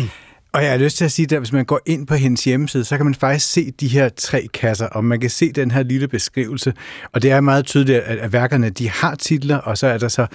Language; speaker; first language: Danish; native; Danish